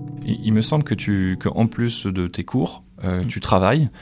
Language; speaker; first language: French; native; French